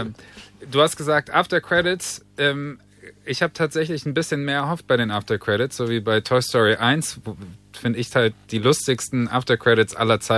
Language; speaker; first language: German; native; German